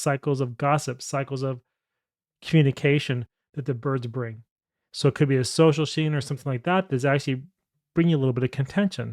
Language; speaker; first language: English; native; English